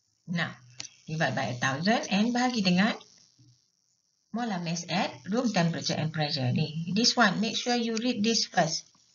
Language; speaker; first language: English; non-native, local second language; Malay